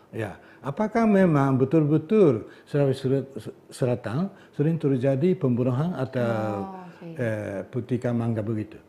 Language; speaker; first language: Indonesian; non-native, fluent; Japanese